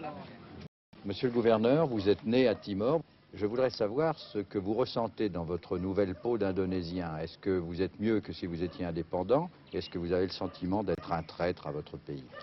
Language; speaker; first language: French; native; French